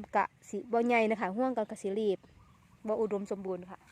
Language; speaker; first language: Thai; native; Thai